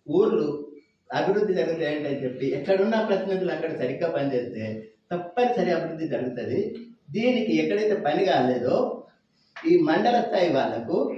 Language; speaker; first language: Telugu; native; Telugu